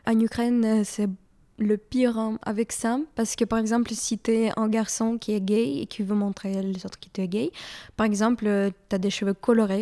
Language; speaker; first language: French; non-native, fluent; Ukrainian